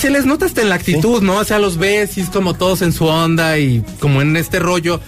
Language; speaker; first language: Spanish; native; Spanish